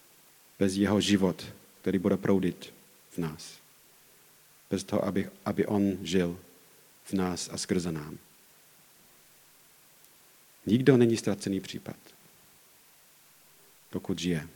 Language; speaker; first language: Czech; non-native, fluent; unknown